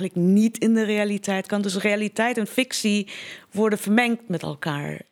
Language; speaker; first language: Dutch; non-native, fluent; Persian